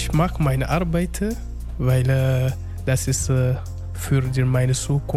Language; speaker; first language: German; non-native, learner; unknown